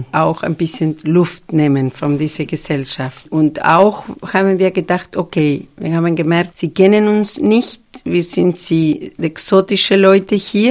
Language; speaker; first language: German; non-native, fluent; Spanish